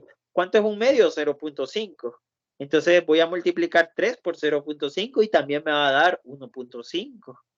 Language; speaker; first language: Spanish; native; Spanish